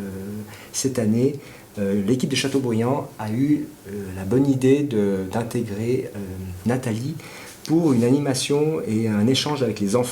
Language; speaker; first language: French; native; French